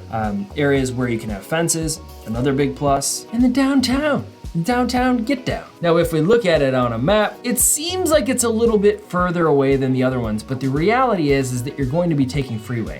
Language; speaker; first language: English; native; English